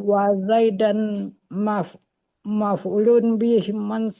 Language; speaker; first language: Arabic; non-native, learner; Indonesian